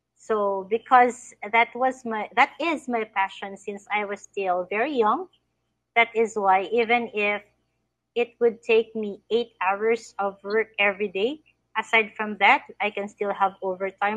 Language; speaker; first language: English; non-native, fluent; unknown